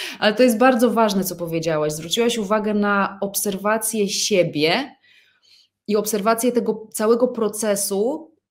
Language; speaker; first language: Polish; early bilingual, other home language; Russian